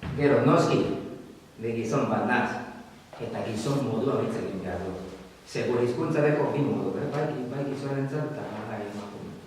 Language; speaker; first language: Basque; non-native, fluent; Spanish